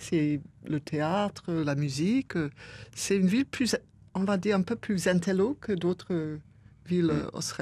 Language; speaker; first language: French; non-native, fluent; English